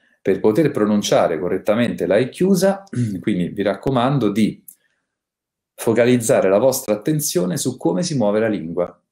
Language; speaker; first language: Italian; native; Italian